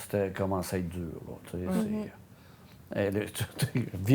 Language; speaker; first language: French; native; French